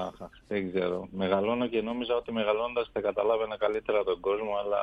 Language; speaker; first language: Greek; non-native, fluent; Armenian